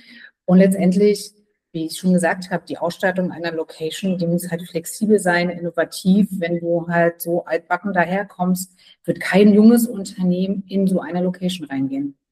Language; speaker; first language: German; native; German